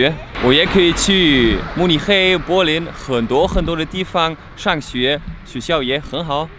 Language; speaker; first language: Chinese; non-native, fluent; German